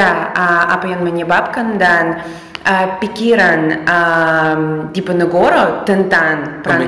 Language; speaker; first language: Indonesian; non-native, fluent; Russian